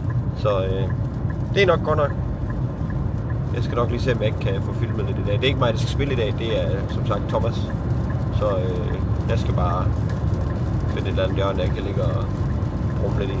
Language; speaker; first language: Danish; native; Danish